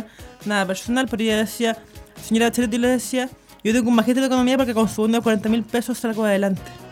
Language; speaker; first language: Spanish; native; Spanish